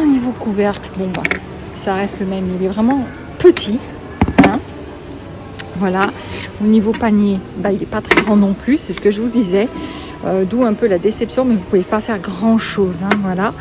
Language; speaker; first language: French; native; French